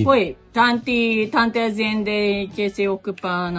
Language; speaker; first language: Italian; non-native, learner; Japanese